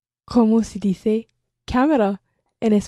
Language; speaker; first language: Spanish; non-native, learner; English